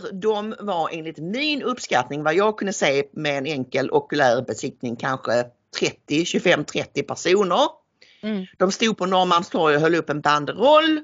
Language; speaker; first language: Swedish; native; Swedish